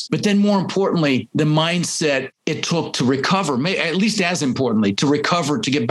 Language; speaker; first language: English; early bilingual, other home language; Dutch